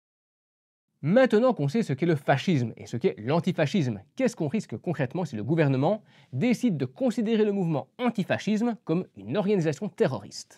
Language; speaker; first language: French; native; French